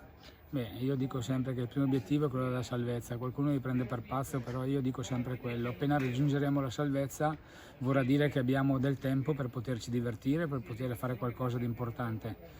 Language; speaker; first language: Italian; native; Italian